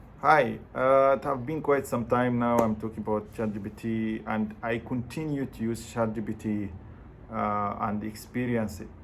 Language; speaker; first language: English; non-native, fluent; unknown